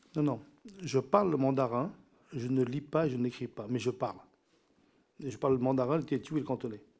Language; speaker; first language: French; non-native, local second language; Min Nan Chinese